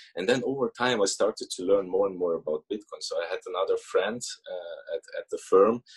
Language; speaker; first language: English; early bilingual, other home language; Russian